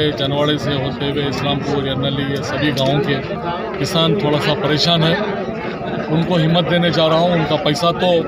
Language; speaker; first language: Hindi; non-native, local second language; Urdu